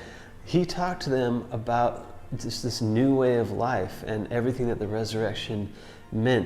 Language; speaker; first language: English; native; English